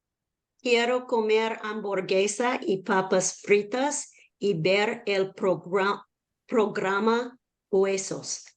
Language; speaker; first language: Spanish; non-native, learner; English